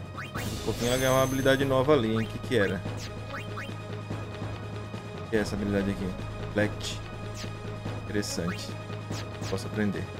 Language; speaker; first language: Portuguese; native; Portuguese